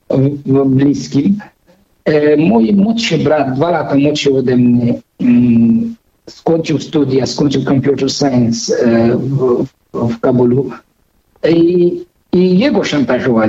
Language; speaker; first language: Polish; non-native, fluent; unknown